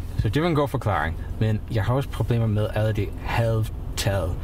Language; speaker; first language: Danish; non-native, learner; English